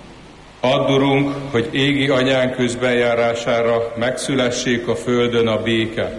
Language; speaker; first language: Hungarian; native; Hungarian